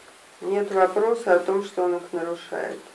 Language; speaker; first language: Russian; native; Russian